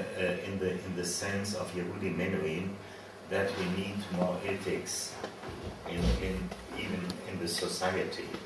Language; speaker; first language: English; non-native, learner; German